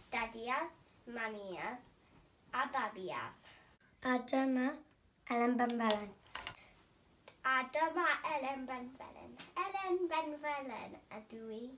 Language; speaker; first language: Welsh; non-native, learner; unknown